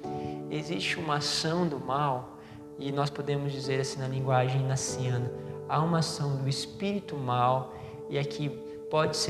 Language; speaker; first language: Portuguese; native; Portuguese